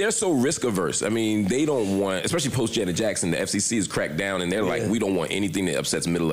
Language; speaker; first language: English; native; English